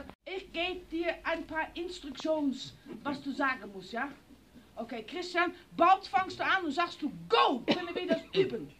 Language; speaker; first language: German; non-native, learner; Dutch